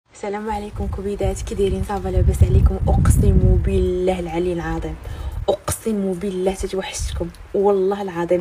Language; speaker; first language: Arabic; native; Arabic